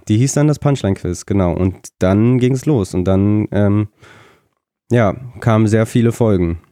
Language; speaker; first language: German; early bilingual, other home language; Russian